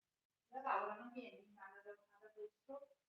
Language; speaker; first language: Italian; native; Italian